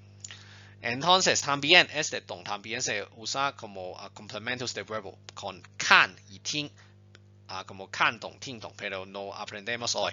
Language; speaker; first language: Spanish; non-native, fluent; Chinese